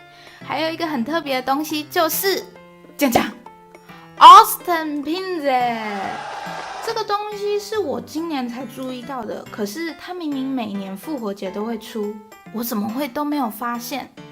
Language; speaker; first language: Chinese; native; Chinese